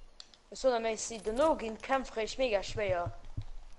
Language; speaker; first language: German; non-native, local second language; Luxembourgish